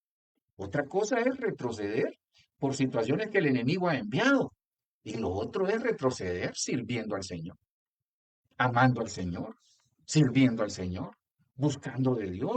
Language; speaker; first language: Spanish; native; Spanish